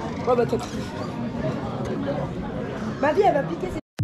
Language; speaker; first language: French; native; French